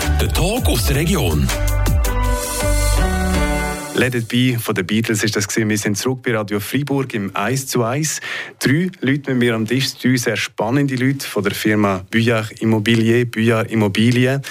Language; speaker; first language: German; native; German